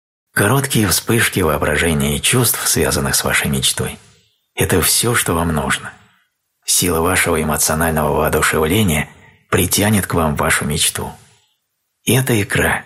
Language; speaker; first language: Russian; native; Russian